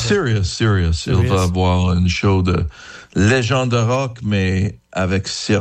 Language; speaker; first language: French; non-native, learner; English